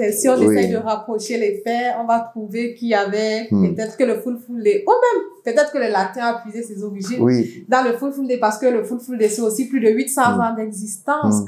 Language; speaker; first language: French; non-native, local second language; Fula